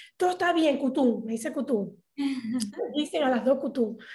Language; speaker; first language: Spanish; native; Spanish